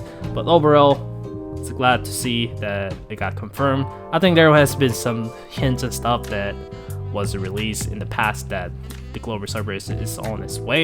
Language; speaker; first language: English; non-native, fluent; Korean